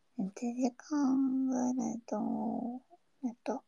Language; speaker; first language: Japanese; non-native, learner; English